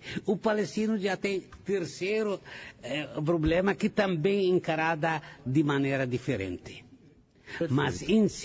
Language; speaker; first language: Portuguese; non-native, fluent; Arabic